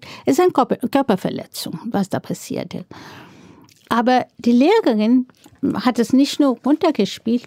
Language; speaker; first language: German; non-native, fluent; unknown